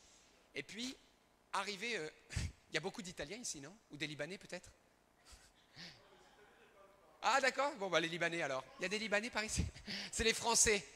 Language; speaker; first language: French; early bilingual, other home language; Arabic